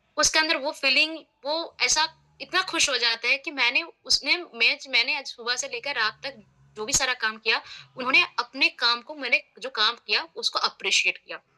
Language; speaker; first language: Hindi; non-native, local second language; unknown